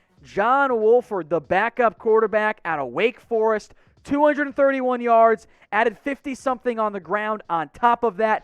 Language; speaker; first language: English; native; English